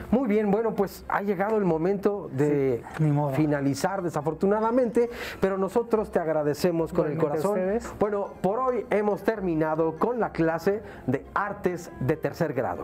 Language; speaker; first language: Spanish; native; Spanish